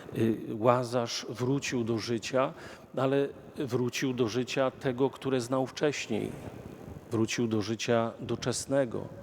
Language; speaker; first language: Polish; native; Polish